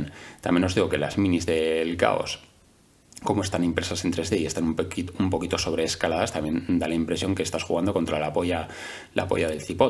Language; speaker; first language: Spanish; native; Spanish